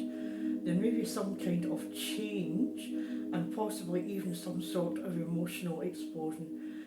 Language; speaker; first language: English; native; English